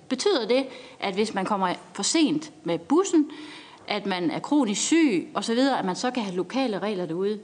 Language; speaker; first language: Danish; native; Danish